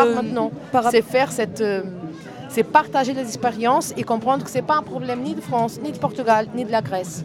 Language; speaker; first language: French; non-native, fluent; Portuguese